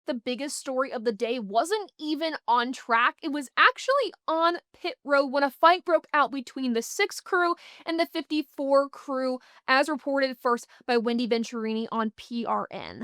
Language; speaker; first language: English; native; English